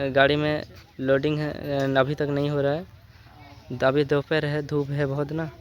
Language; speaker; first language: Hindi; non-native, local second language; Bangla